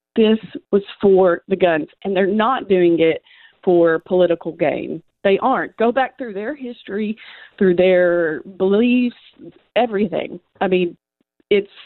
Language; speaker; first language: English; native; English